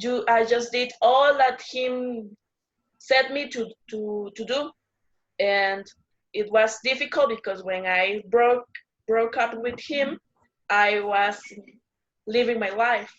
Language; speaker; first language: English; non-native, learner; Spanish